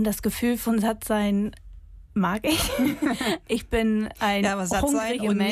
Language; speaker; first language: German; non-native, fluent; English